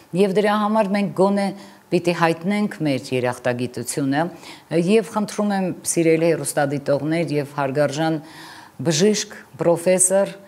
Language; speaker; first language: Armenian; native; Armenian